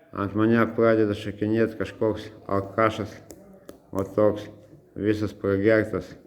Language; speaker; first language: Lithuanian; non-native, local second language; Russian